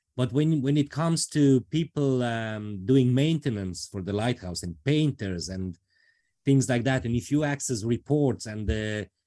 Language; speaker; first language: English; non-native, fluent; Romanian